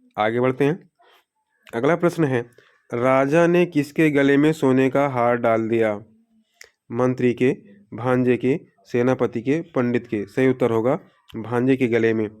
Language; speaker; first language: Hindi; native; Hindi